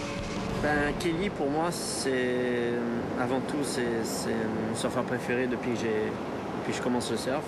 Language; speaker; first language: French; native; French